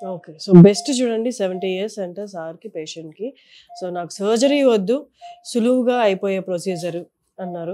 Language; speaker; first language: Telugu; native; Telugu